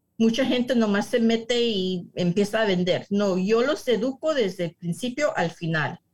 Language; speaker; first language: Spanish; early bilingual, heritage; Spanish